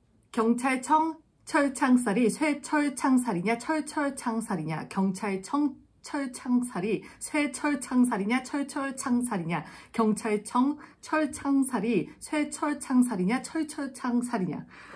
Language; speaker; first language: Korean; native; Korean